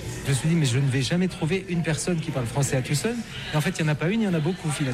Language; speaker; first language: French; native; French